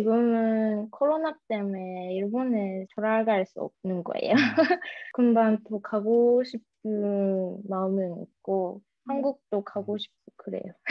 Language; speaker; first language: Korean; early bilingual, heritage; Japanese